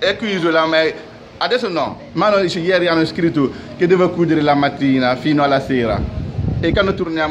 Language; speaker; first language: Italian; non-native, learner; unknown